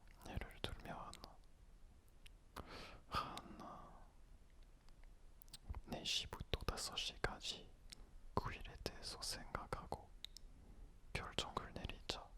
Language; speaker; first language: Korean; non-native, fluent; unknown